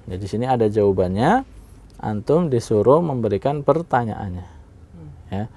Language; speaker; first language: Indonesian; native; Indonesian